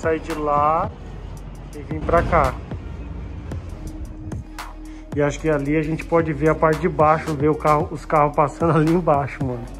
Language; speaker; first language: Portuguese; native; Portuguese